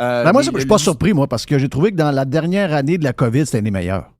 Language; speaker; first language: French; native; French